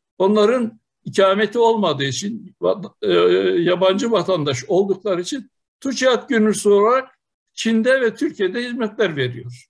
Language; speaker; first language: Turkish; native; Turkish